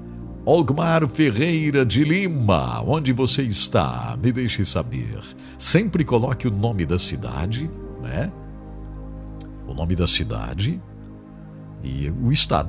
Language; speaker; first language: Portuguese; native; Portuguese